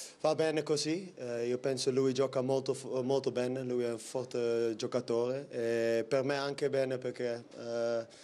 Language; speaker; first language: Italian; non-native, learner; Dutch